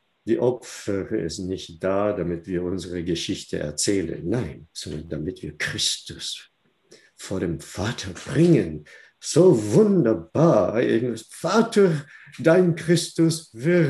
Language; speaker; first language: German; non-native, fluent; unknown